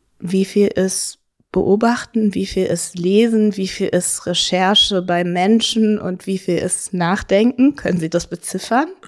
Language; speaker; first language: German; native; German